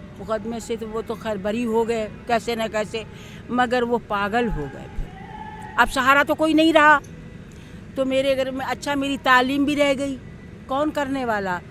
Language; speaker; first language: Hindi; native; Hindi